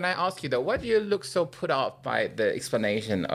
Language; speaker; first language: English; non-native, fluent; Chinese